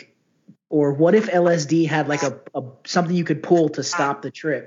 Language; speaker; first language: English; native; English